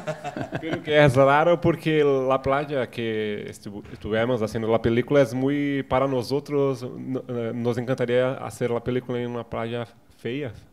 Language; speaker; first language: Spanish; non-native, fluent; Portuguese